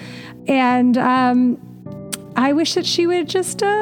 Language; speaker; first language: English; native; English